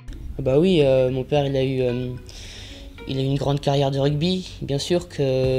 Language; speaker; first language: French; early bilingual, other home language; Afrikaans